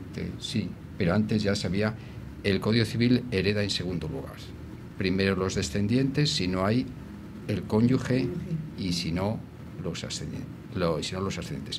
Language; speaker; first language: Spanish; native; Spanish